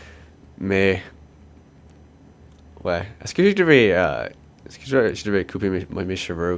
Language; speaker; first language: French; non-native, learner; English